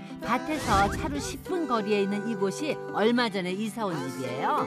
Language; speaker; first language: Korean; native; Korean